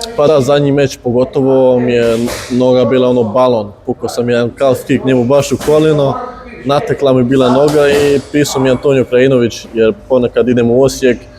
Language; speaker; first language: Bosnian; early bilingual, heritage; Bosnian